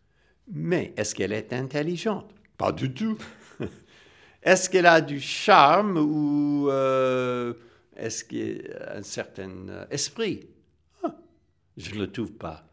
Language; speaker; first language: French; non-native, fluent; English